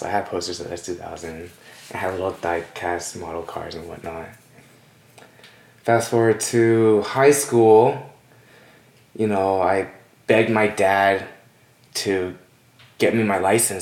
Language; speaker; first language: English; native; English